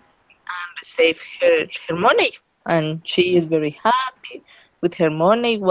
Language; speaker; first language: English; non-native, learner; Spanish